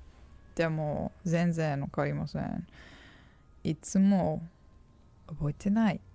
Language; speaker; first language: Japanese; non-native, learner; English